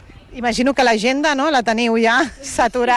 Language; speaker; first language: Catalan; native; Catalan